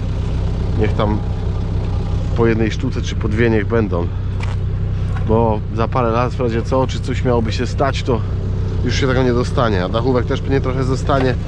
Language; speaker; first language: Polish; native; Polish